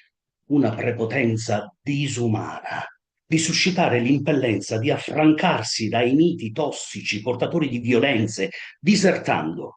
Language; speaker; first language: Italian; native; Italian